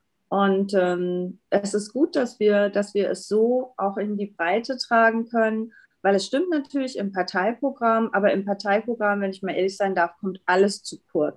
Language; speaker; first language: German; native; German